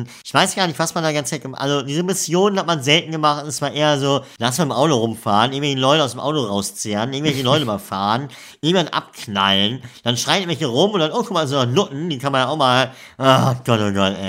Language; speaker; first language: German; native; German